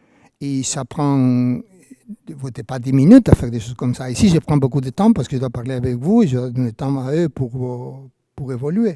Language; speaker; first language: French; non-native, fluent; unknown